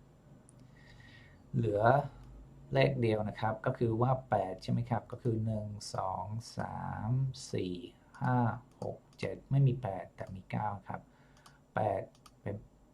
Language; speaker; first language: Thai; non-native, fluent; English